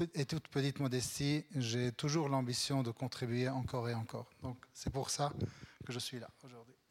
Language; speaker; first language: French; non-native, local second language; Arabic